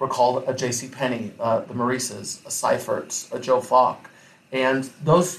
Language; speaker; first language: English; native; English